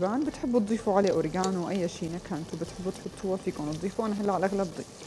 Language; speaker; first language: Arabic; native; Arabic